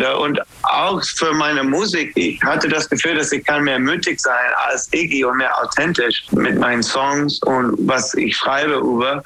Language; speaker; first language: German; non-native, learner; English